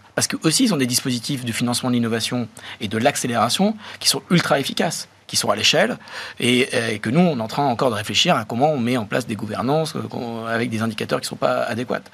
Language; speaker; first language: French; native; French